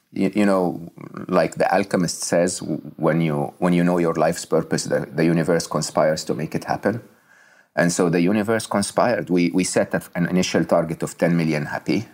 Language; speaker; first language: English; non-native, fluent; Arabic